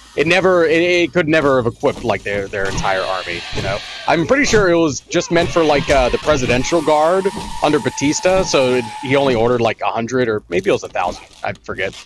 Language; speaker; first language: English; native; English